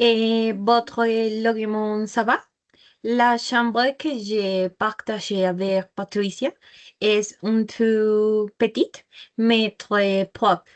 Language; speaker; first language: French; non-native, learner; Spanish